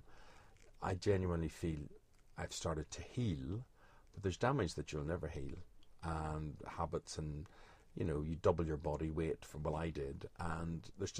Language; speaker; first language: English; native; English